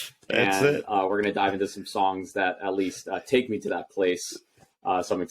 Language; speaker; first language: English; native; English